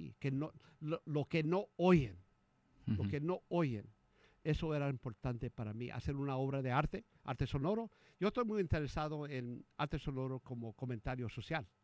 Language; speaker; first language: Spanish; early bilingual, heritage; Spanish